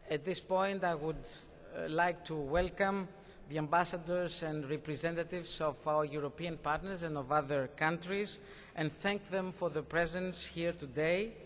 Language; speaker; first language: English; non-native, fluent; Greek